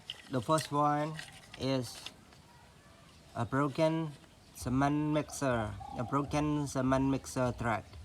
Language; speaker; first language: English; non-native, learner; Indonesian